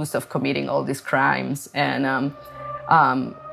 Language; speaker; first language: English; non-native, fluent; Spanish